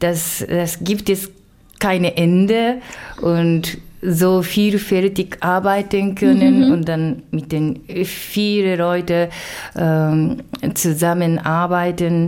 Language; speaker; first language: German; non-native, fluent; Japanese